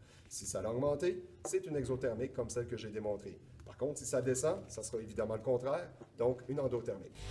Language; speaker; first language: French; native; French